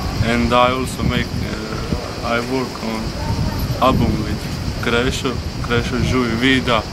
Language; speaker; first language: English; non-native, learner; Croatian